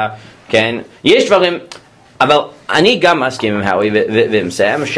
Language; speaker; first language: Hebrew; non-native, fluent; English